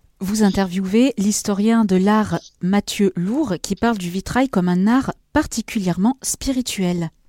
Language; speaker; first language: French; native; French